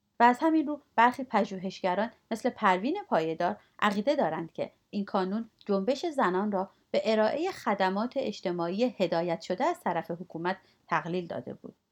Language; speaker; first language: Persian; native; Persian